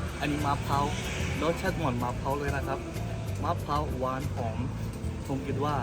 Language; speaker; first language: Thai; non-native, learner; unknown